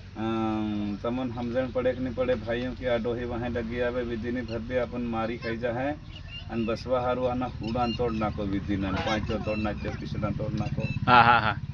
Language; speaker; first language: Gujarati; non-native, local second language; Bhili